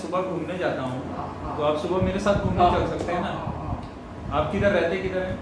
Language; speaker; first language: Hindi; native; Hindi